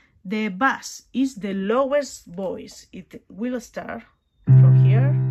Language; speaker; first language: English; non-native, learner; Catalan